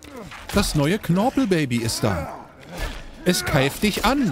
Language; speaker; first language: German; native; German